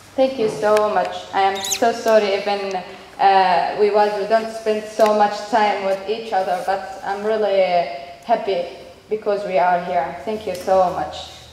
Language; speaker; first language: English; non-native, learner; Arabic